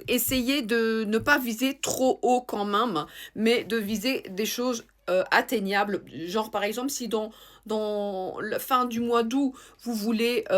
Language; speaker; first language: French; native; French